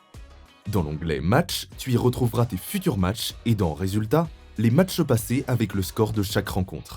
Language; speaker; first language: French; native; French